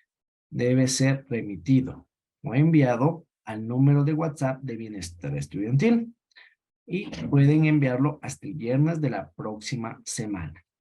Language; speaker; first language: Spanish; native; Spanish